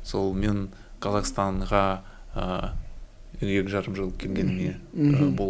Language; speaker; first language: Kazakh; non-native, learner; Russian